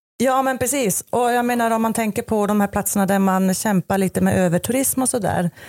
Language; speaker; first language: Swedish; non-native, fluent; German